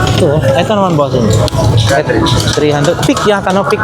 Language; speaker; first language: Filipino; native; Filipino